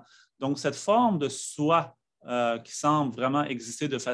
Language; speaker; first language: French; native; French